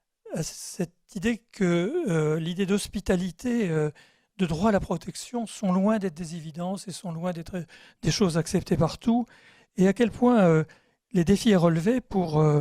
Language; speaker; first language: French; native; French